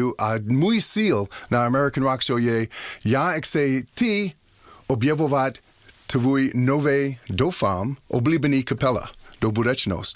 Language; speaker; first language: Czech; non-native, learner; English